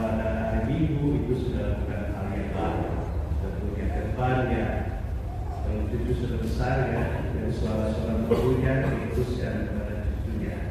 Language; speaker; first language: Indonesian; native; Indonesian